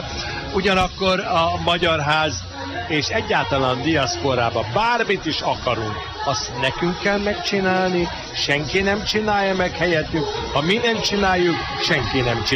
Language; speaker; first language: Hungarian; native; Hungarian